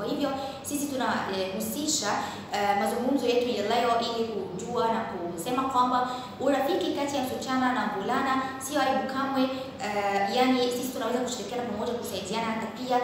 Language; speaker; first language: Swahili; non-native, fluent; Arabic